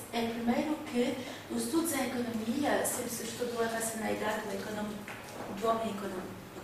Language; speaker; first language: Portuguese; non-native, fluent; French